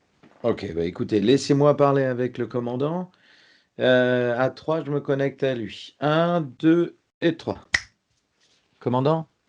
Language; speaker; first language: French; native; French